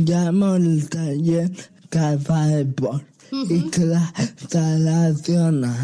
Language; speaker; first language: Catalan; non-native, local second language; Spanish